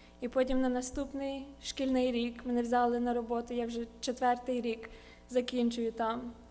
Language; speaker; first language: Ukrainian; early bilingual, heritage; Ukrainian